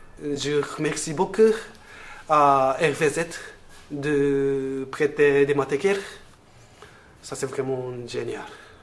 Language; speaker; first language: French; non-native, fluent; Japanese